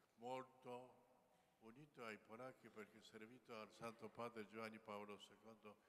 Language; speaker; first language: Italian; non-native, learner; Polish